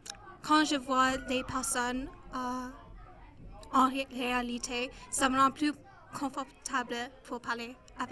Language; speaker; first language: French; non-native, local second language; English